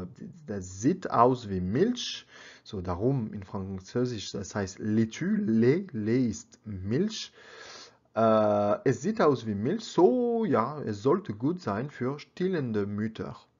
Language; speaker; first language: German; non-native, learner; French